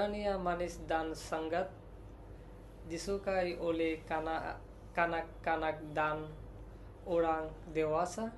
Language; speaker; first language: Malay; non-native, learner; Bangla